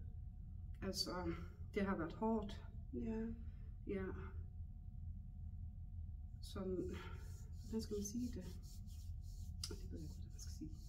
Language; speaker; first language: Danish; non-native, local second language; Faroese